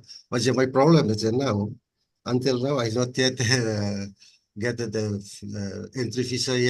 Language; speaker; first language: English; non-native, learner; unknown